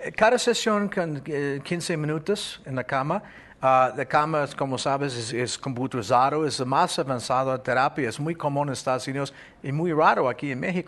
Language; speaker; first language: Spanish; non-native, fluent; English